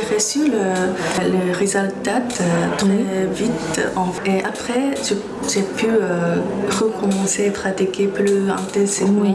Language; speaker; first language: French; non-native, learner; Japanese